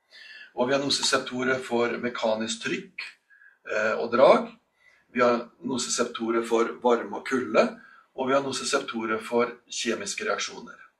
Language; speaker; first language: Norwegian; native; Norwegian